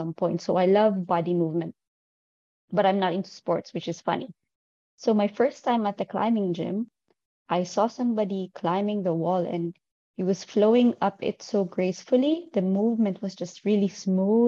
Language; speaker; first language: English; non-native, local second language; Filipino